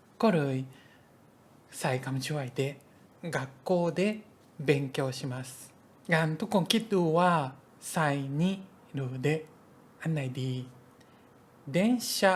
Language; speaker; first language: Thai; non-native, fluent; Japanese